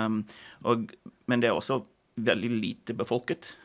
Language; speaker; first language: Norwegian; non-native, fluent; English